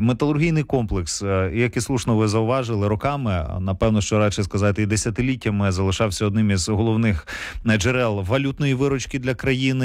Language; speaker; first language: Ukrainian; native; Ukrainian